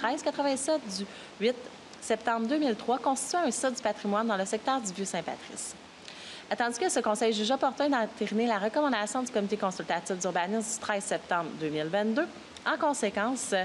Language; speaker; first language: French; native; French